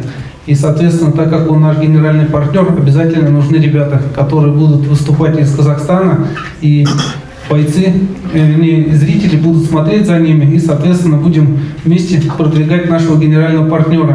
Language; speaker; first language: Russian; native; Russian